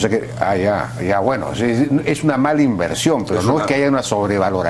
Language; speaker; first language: Spanish; native; Spanish